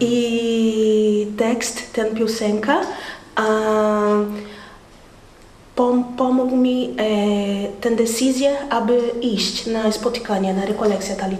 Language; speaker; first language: Polish; non-native, learner; Portuguese